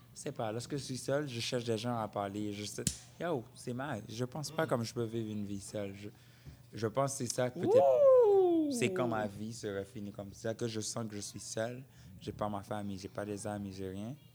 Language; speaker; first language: French; non-native, local second language; Haitian Creole